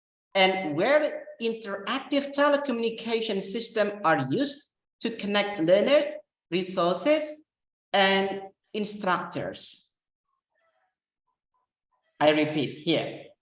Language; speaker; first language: English; non-native, fluent; Indonesian